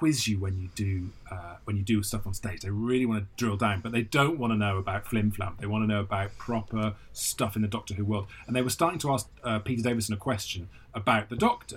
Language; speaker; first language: English; native; English